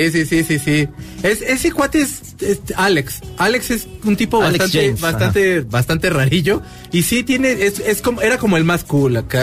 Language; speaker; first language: Spanish; native; Spanish